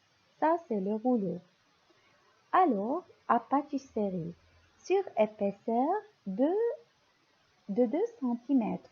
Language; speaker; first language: French; non-native, local second language; Arabic